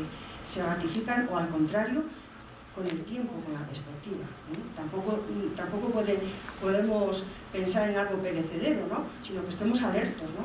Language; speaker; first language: Spanish; native; Spanish